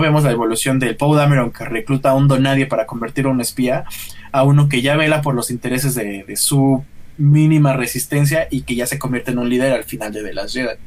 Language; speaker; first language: Spanish; native; Spanish